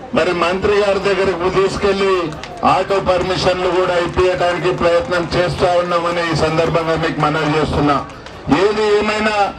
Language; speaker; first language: Telugu; non-native, local second language; Lambadi